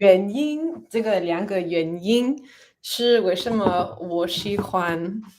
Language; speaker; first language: Chinese; non-native, learner; English